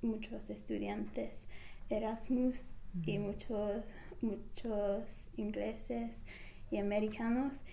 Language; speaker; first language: Spanish; non-native, fluent; English